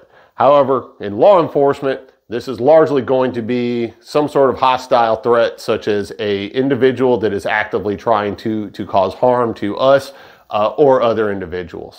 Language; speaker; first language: English; native; English